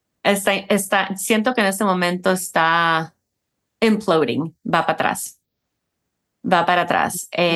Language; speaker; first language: Spanish; early bilingual, heritage; Spanish